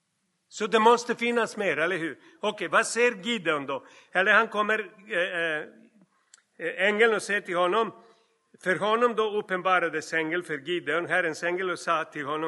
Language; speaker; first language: Swedish; non-native, fluent; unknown